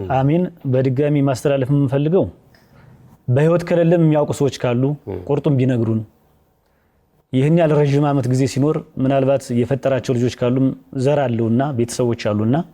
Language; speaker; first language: Amharic; native; Amharic